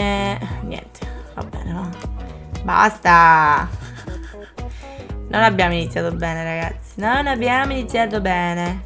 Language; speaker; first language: Italian; native; Italian